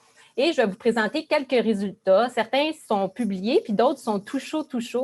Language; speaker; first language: French; native; French